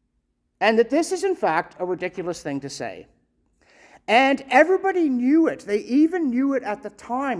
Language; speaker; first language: English; native; English